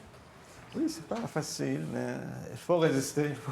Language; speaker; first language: French; non-native, fluent; Arabic